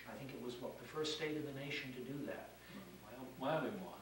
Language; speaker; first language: English; native; English